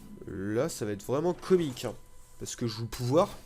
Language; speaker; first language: French; native; French